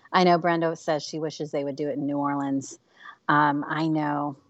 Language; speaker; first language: English; native; English